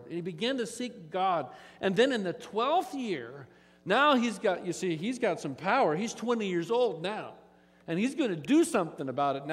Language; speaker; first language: English; native; English